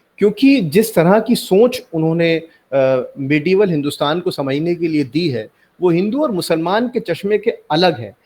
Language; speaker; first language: Hindi; native; Hindi